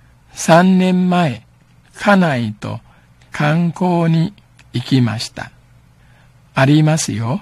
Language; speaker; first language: Japanese; non-native, fluent; Chinese